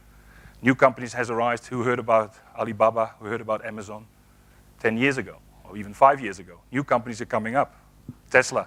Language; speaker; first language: English; non-native, fluent; Dutch